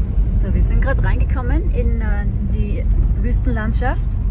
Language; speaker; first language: German; native; German